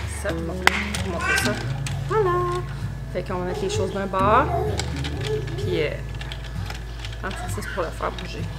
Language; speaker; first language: French; native; French